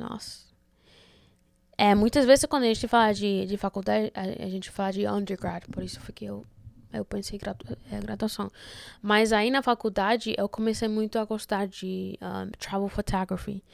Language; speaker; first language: Portuguese; early bilingual, heritage; Portuguese